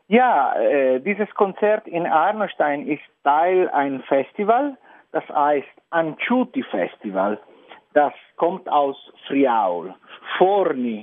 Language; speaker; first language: German; non-native, fluent; Italian